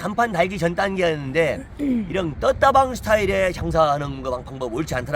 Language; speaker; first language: Korean; native; Korean